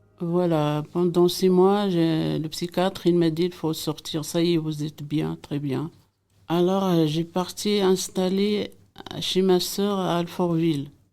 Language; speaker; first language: French; non-native, local second language; Arabic